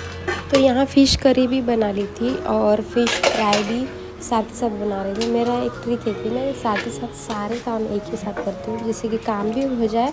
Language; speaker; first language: Hindi; native; Hindi